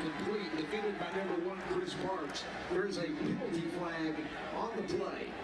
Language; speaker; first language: English; native; English